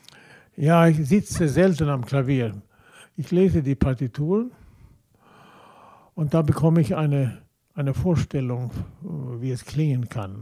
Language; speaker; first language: German; non-native, fluent; Swedish